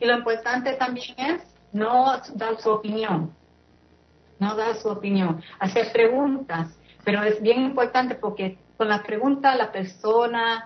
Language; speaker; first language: Spanish; early bilingual, heritage; English